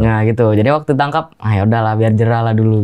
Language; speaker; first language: Indonesian; non-native, local second language; Javanese